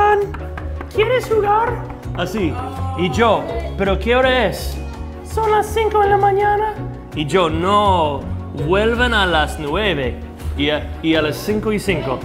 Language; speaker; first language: Spanish; non-native, fluent; English